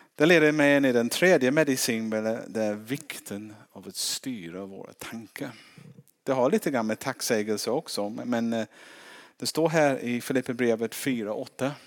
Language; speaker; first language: Swedish; non-native, fluent; English